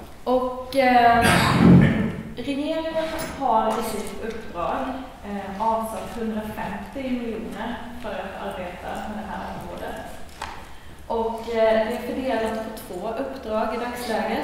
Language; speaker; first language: Swedish; native; Swedish